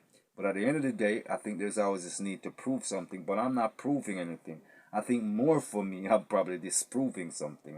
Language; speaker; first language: English; native; English